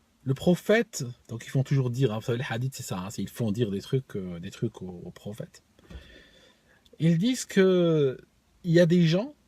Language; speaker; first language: French; native; French